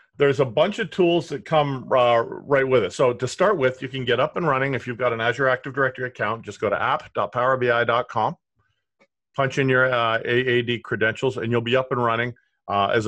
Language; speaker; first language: English; native; English